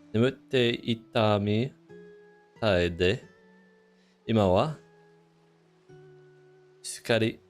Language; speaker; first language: Japanese; non-native, fluent; English